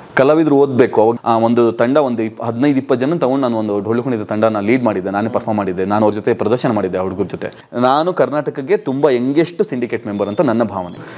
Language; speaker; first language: Kannada; non-native, local second language; Urdu